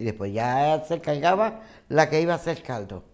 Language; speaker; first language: Spanish; native; Spanish